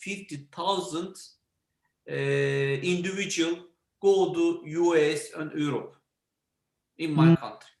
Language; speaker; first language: English; non-native, learner; Turkish